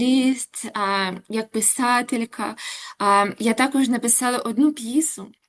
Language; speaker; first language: Ukrainian; non-native, local second language; Russian